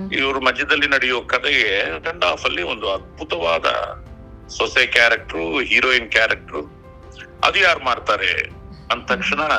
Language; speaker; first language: Kannada; non-native, local second language; Telugu